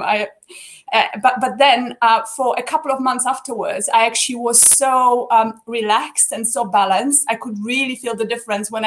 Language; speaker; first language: English; non-native, fluent; Polish